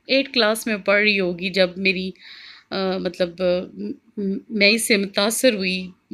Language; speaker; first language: Hindi; native; Hindi